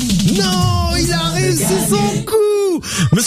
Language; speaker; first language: French; native; French